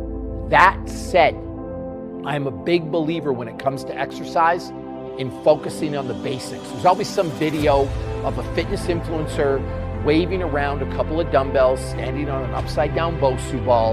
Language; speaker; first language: English; native; English